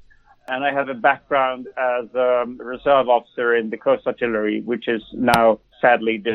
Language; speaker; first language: English; non-native, fluent; Swedish